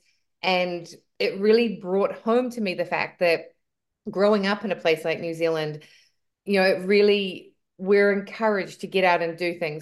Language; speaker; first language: English; native; English